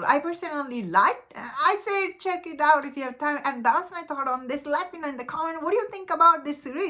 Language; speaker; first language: English; non-native, fluent; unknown